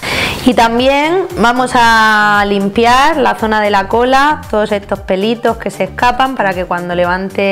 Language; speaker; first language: Spanish; native; Spanish